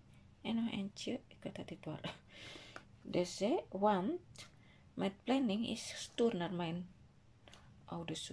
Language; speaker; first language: Dutch; non-native, learner; Indonesian